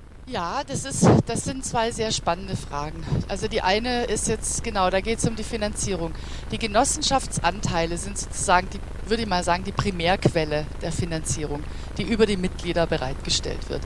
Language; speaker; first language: German; native; German